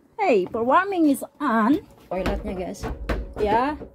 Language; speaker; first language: English; non-native, learner; Indonesian